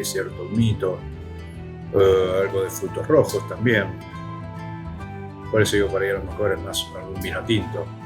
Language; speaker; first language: Spanish; native; Spanish